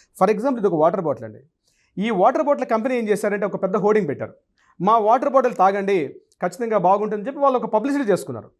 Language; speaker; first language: Telugu; native; Telugu